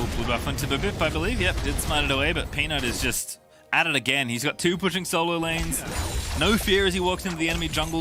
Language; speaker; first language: English; native; English